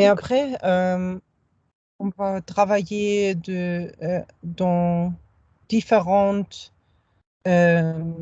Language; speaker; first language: French; non-native, fluent; German